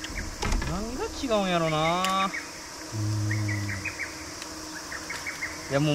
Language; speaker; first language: Japanese; native; Japanese